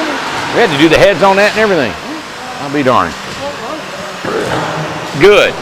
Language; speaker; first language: English; native; English